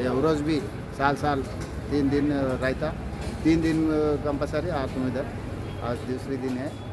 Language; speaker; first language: Hindi; non-native, local second language; Telugu